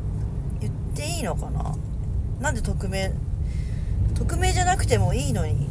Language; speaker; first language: Japanese; native; Japanese